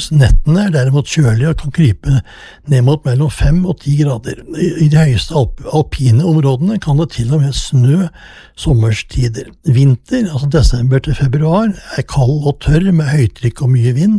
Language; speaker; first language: Norwegian; native; Norwegian